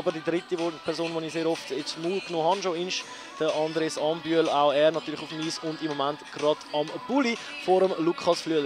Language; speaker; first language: German; native; German